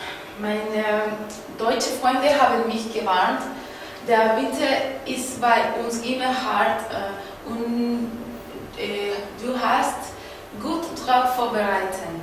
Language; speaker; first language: German; non-native, fluent; Spanish